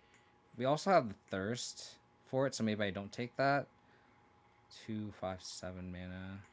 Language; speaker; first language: English; native; English